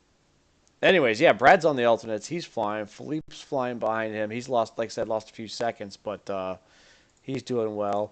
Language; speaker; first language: English; native; English